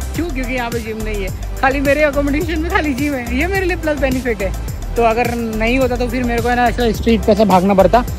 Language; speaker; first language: Hindi; native; Hindi